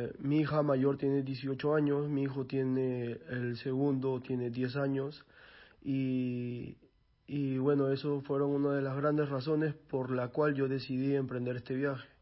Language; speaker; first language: Spanish; native; Spanish